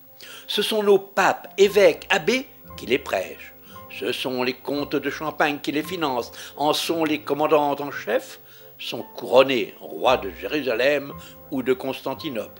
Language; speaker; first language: French; native; French